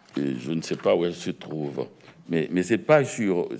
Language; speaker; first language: French; native; French